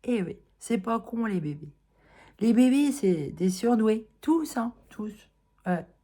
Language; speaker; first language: French; native; French